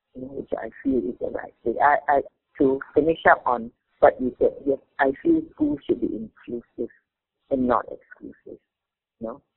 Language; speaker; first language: English; non-native, local second language; Min Nan Chinese